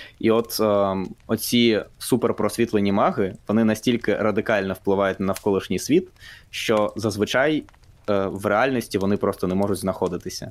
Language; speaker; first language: Ukrainian; non-native, local second language; Russian